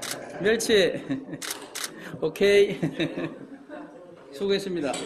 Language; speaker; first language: Korean; native; Korean